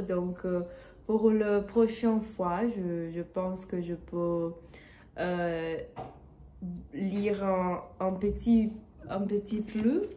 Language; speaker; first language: French; non-native, learner; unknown